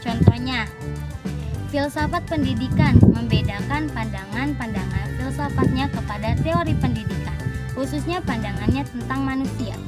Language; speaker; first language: Indonesian; native; Indonesian